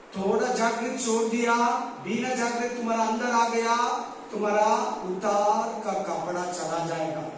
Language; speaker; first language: Hindi; non-native, local second language; Kannada